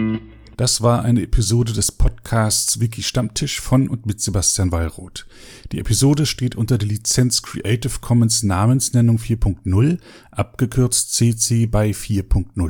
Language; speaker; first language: German; native; German